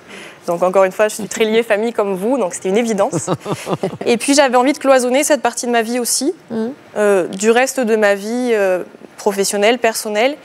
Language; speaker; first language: French; native; French